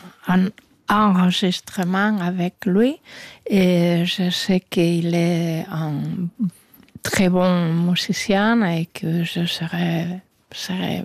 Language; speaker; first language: French; non-native, learner; Spanish